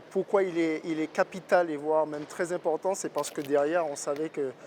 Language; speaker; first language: French; native; French